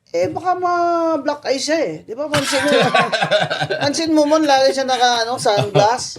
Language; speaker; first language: Filipino; non-native, local second language; Hiligaynon